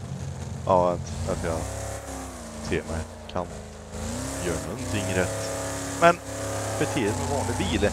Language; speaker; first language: Swedish; native; Swedish